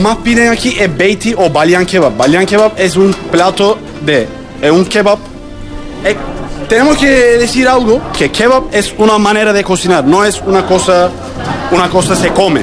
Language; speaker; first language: Spanish; non-native, learner; Turkish